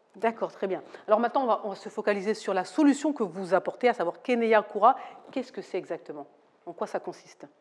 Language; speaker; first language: French; native; French